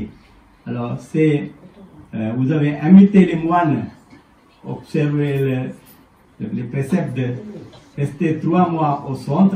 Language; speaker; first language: French; non-native, fluent; Sinhala